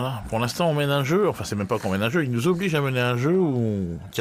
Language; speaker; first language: French; native; French